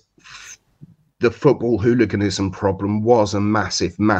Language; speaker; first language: English; native; English